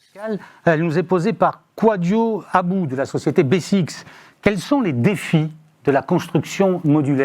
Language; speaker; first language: French; native; French